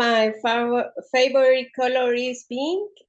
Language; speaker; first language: English; non-native, learner; Spanish